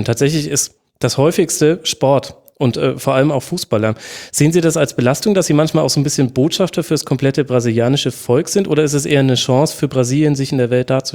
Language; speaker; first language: German; native; German